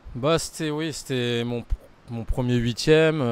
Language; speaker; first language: French; native; French